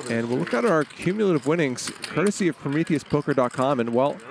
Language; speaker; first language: English; native; English